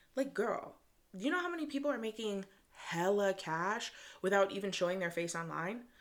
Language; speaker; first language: English; native; English